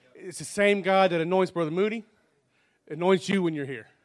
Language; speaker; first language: English; native; English